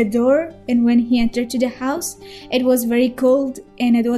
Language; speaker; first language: English; non-native, fluent; Persian